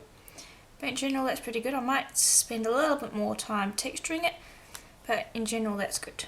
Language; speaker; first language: English; native; English